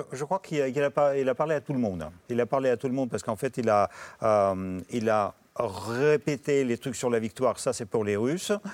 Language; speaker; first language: French; non-native, fluent; Russian